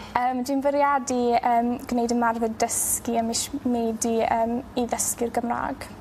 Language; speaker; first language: Welsh; non-native, local second language; English